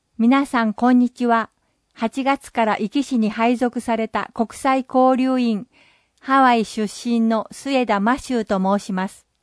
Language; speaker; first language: Japanese; non-native, fluent; English